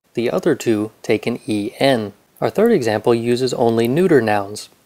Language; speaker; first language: English; native; English